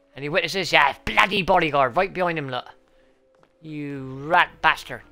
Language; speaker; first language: English; native; English